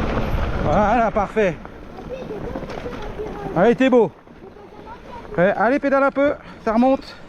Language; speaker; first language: French; native; French